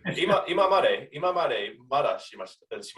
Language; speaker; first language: Japanese; non-native, learner; English